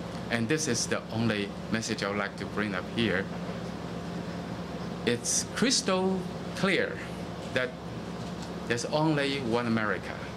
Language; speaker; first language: English; non-native, fluent; Chinese